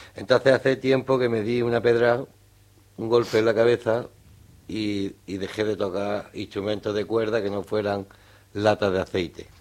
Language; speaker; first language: Spanish; native; Spanish